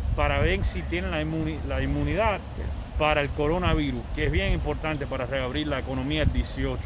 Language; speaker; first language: Spanish; early bilingual, heritage; Spanish